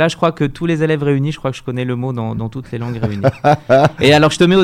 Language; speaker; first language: French; native; French